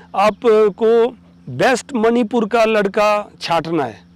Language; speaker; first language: Hindi; native; Hindi